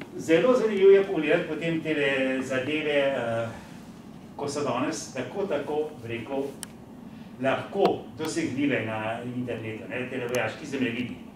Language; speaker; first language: Slovenian; native; Slovenian